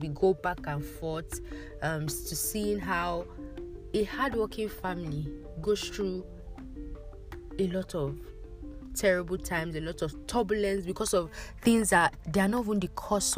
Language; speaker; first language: English; non-native, local second language; Yoruba